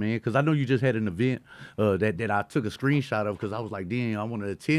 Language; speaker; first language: English; native; English